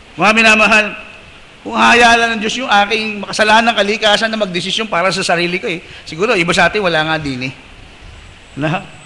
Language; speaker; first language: Filipino; non-native, local second language; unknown